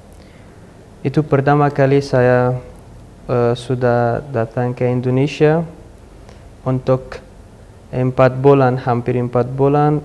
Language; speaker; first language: Indonesian; non-native, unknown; Pashto